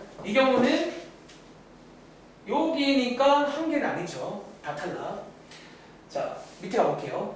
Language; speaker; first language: Korean; native; Korean